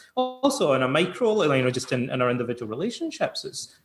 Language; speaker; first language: English; native; English